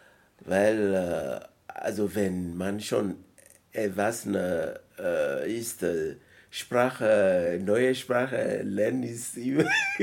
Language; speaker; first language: German; non-native, learner; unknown